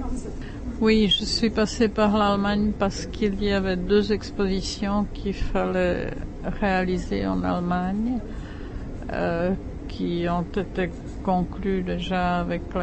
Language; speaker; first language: French; non-native, fluent; Czech